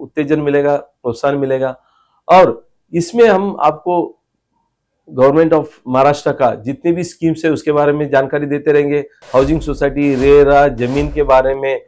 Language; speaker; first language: Hindi; non-native, local second language; Marathi